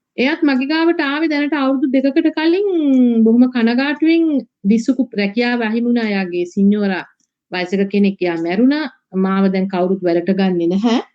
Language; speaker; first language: Sinhala; native; Sinhala